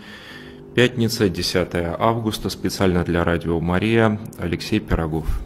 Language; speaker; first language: Russian; native; Russian